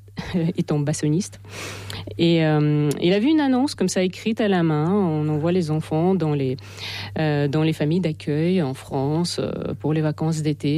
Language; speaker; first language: French; non-native, fluent; Russian